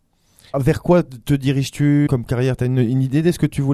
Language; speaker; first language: French; native; French